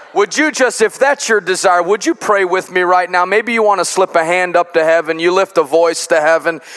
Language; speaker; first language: English; native; English